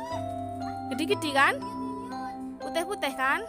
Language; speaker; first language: Indonesian; non-native, local second language; Javanese